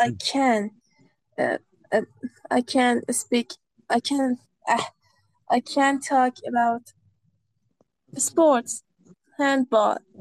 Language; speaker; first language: English; non-native, learner; Persian